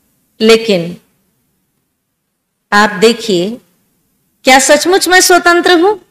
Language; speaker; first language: Hindi; native; Hindi